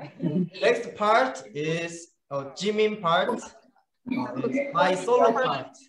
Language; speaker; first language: English; non-native, learner; Korean